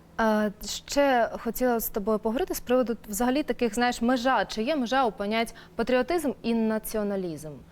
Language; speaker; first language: Ukrainian; non-native, local second language; Russian